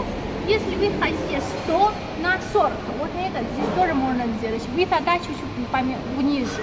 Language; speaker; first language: Russian; non-native, learner; Chinese